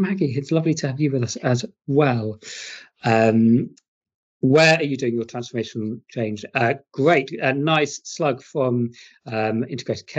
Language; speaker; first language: English; native; English